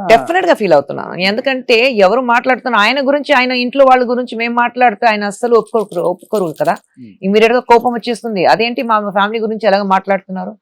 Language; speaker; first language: Telugu; non-native, fluent; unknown